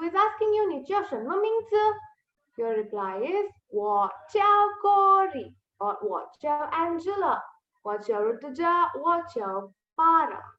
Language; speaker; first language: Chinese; non-native, fluent; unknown